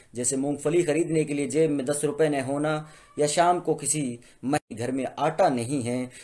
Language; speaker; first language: Hindi; native; Hindi